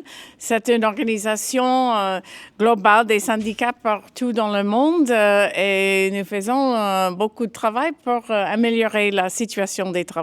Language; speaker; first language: French; non-native, fluent; English